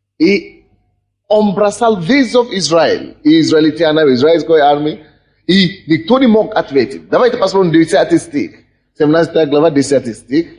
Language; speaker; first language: Russian; non-native, fluent; Yoruba